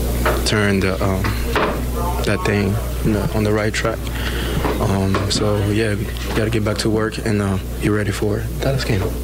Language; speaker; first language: English; non-native, fluent; French